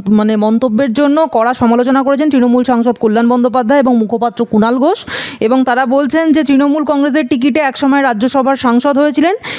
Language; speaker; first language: Bangla; native; Bangla